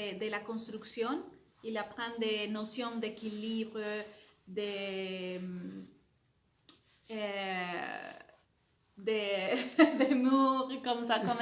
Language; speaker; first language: French; non-native, fluent; Spanish